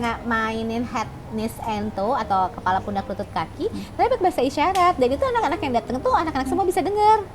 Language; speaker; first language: Indonesian; native; Indonesian